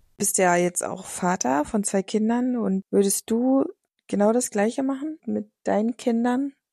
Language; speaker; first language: German; native; German